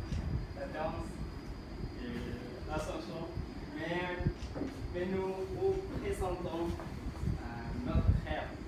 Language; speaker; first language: French; non-native, learner; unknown